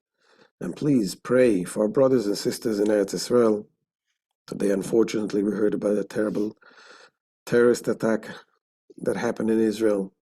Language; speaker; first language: English; non-native, fluent; Hebrew